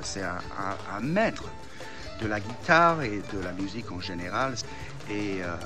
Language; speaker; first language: French; non-native, fluent; English